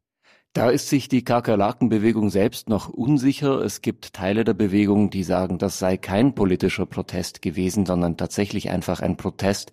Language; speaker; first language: German; native; German